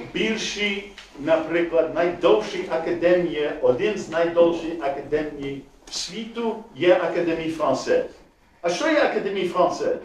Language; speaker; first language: Ukrainian; non-native, learner; English